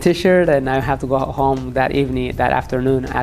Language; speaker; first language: English; early bilingual, other home language; Tigrinya